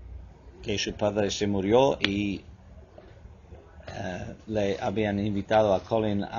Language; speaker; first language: Spanish; non-native, fluent; English